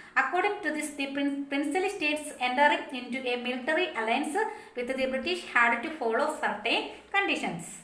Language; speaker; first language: English; non-native, local second language; Malayalam